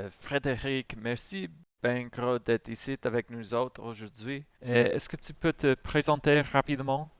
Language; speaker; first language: French; non-native, fluent; English